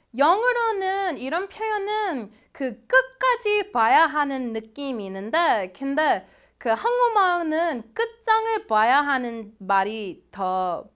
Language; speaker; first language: Korean; non-native, fluent; English